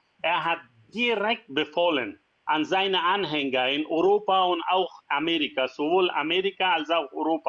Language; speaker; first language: German; non-native, fluent; Persian